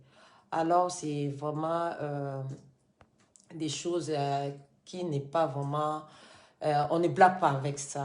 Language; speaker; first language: French; non-native, fluent; Lingala